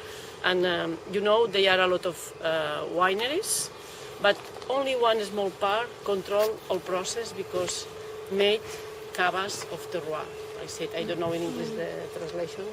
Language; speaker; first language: English; non-native, learner; Catalan